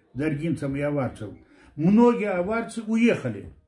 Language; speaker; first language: Russian; non-native, local second language; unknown